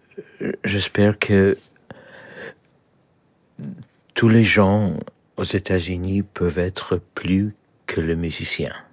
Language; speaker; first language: French; non-native, learner; Polish